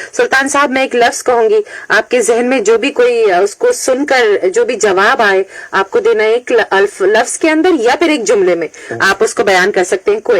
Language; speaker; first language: Urdu; native; Urdu